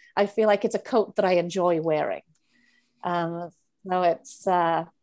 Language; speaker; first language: English; native; English